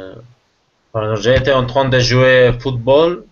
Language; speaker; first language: French; non-native, learner; Spanish